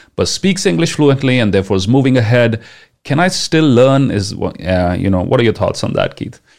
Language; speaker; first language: English; non-native, local second language; Punjabi